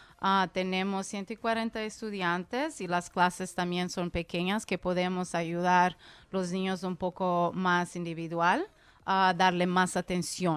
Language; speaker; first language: Spanish; early bilingual, heritage; Spanish